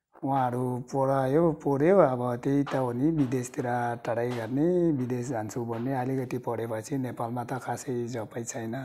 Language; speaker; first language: Nepali; non-native, local second language; Sherpa